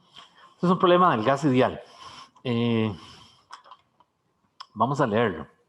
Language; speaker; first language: Spanish; native; Spanish